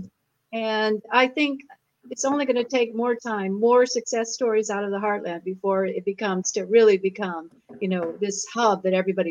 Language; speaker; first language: English; native; English